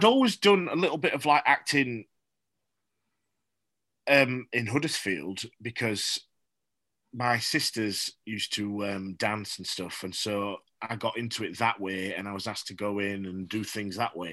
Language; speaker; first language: English; native; English